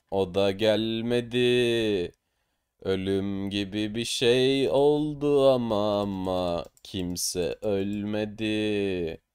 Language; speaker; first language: Turkish; native; Turkish